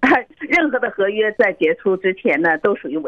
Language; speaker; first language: Chinese; native; Chinese